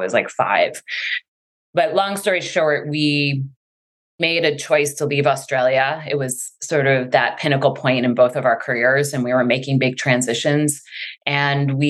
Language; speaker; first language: English; native; English